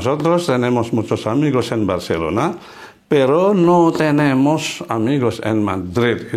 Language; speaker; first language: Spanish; non-native, fluent; Indonesian